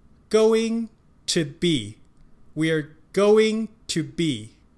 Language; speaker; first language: English; non-native, fluent; Chinese